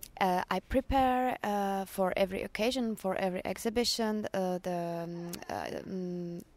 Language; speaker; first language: English; non-native, learner; Czech